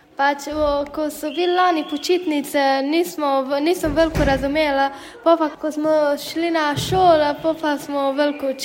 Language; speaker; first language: Slovenian; non-native, learner; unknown